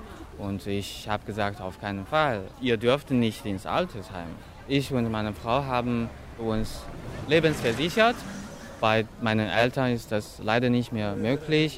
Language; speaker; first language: German; non-native, fluent; Chinese